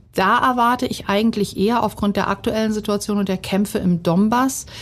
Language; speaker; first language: German; early bilingual, other home language; Bosnian